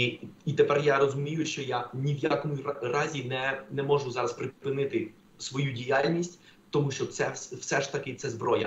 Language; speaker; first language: Ukrainian; non-native, fluent; Spanish